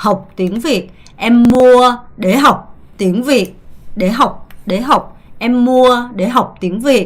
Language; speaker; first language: Vietnamese; non-native, fluent; Korean